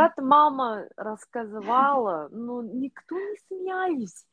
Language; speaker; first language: Russian; non-native, learner; Korean